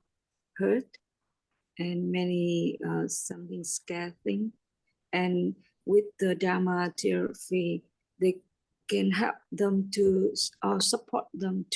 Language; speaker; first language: English; non-native, learner; Vietnamese